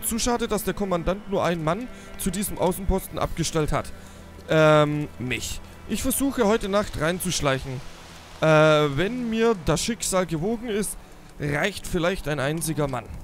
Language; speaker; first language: German; native; German